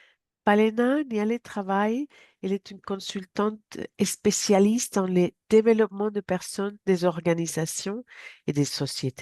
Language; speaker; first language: French; non-native, fluent; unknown